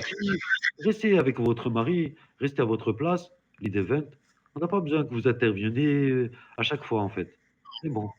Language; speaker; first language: French; native; French